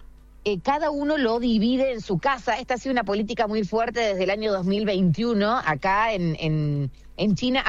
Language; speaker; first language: Spanish; native; Spanish